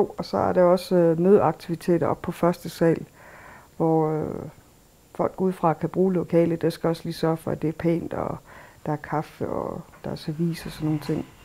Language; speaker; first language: Danish; early bilingual, other home language; Kalaallisut